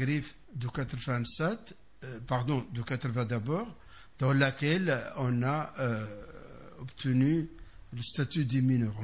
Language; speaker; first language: French; non-native, fluent; Arabic